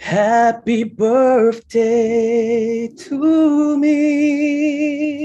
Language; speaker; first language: English; non-native, local second language; Chinese